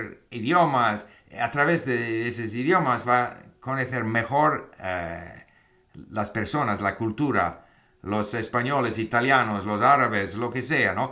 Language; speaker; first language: Spanish; non-native, fluent; English